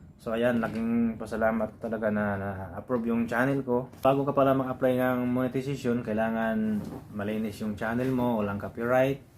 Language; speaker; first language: Filipino; non-native, local second language; Cebuano